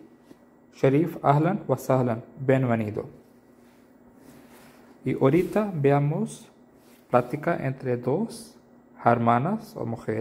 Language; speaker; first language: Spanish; non-native, learner; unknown